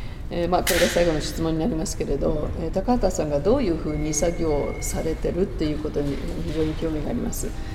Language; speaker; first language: Japanese; native; Japanese